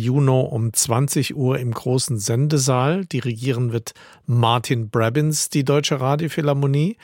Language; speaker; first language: German; native; German